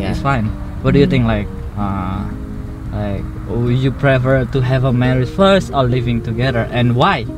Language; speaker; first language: English; non-native, learner; Javanese